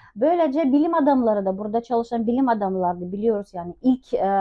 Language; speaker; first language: Turkish; non-native, fluent; Tatar